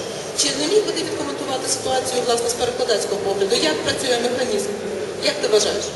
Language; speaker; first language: Ukrainian; native; Ukrainian